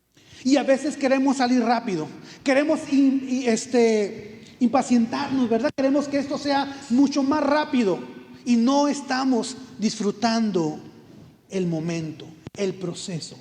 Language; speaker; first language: Spanish; native; Spanish